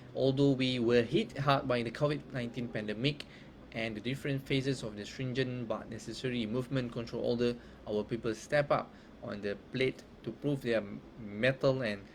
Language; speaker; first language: English; non-native, local second language; Malay